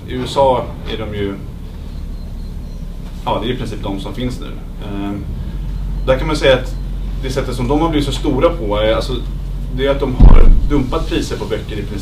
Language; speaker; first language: Swedish; native; Swedish